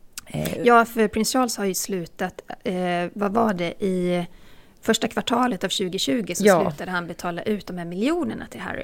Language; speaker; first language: Swedish; native; Swedish